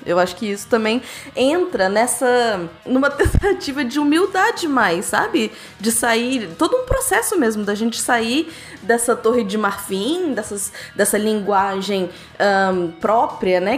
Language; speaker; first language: Portuguese; native; Portuguese